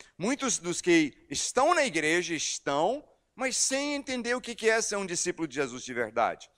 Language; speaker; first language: Portuguese; non-native, fluent; English